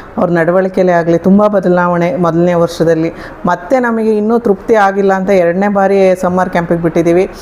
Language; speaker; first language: Kannada; native; Kannada